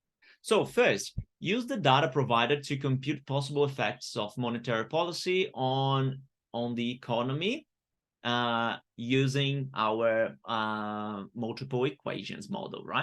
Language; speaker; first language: English; non-native, fluent; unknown